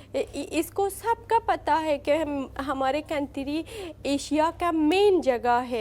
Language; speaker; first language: Hindi; non-native, learner; Persian